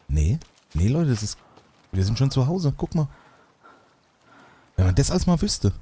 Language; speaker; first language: German; native; German